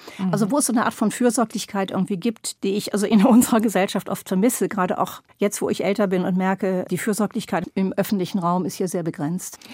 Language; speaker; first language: German; native; German